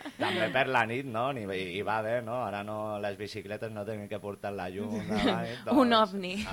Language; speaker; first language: Catalan; non-native, local second language; Spanish